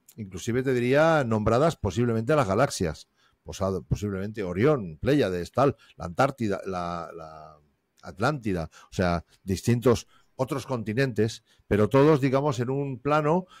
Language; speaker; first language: Spanish; native; Spanish